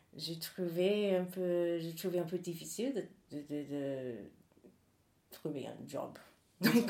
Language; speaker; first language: French; non-native, fluent; English